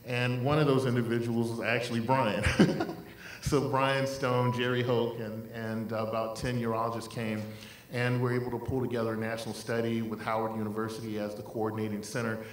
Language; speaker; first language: English; native; English